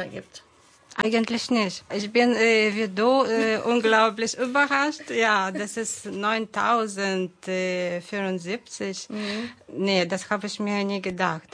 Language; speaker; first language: German; non-native, fluent; Ukrainian